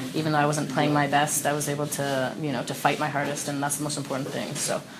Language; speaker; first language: English; early bilingual, other home language; French